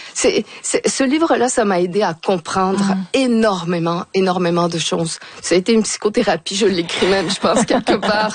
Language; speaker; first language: French; native; French